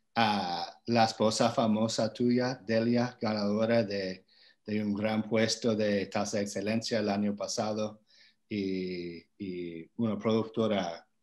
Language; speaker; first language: Spanish; non-native, fluent; English